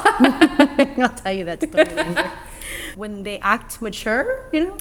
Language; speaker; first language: English; early bilingual, other home language; Spanish